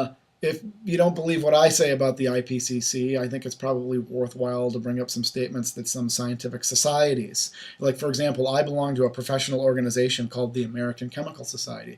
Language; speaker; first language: English; native; English